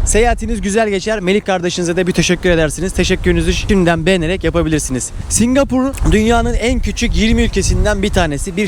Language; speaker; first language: Turkish; native; Turkish